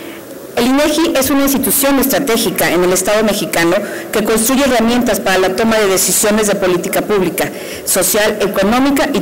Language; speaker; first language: Spanish; native; Spanish